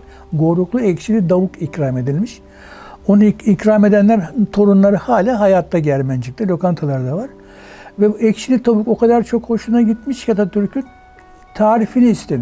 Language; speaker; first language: Turkish; native; Turkish